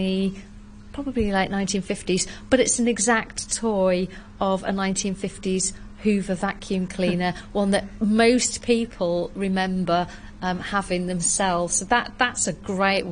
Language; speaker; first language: English; native; English